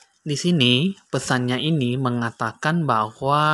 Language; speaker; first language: Indonesian; native; Indonesian